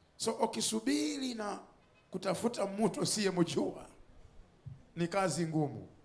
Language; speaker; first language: Swahili; non-native, fluent; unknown